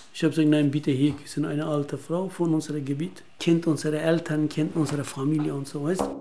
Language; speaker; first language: German; non-native, learner; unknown